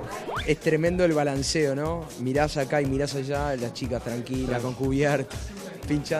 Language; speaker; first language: Spanish; native; Spanish